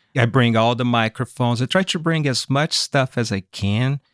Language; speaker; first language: English; non-native, fluent; Portuguese